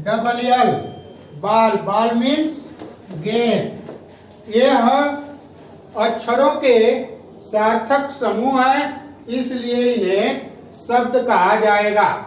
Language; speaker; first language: Hindi; native; Hindi